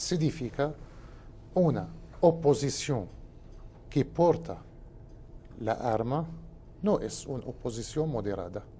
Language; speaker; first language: Portuguese; non-native, fluent; Spanish